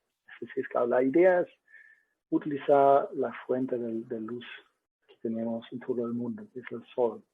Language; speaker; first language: Spanish; non-native, learner; German